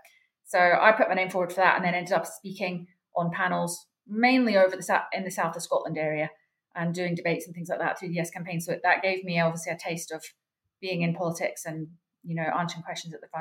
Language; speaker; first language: English; native; English